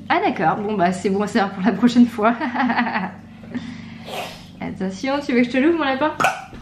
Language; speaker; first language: French; native; French